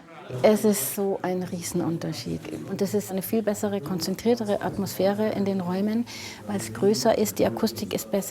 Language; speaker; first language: German; native; German